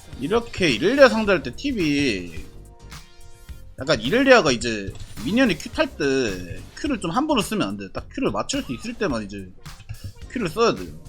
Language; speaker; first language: Korean; native; Korean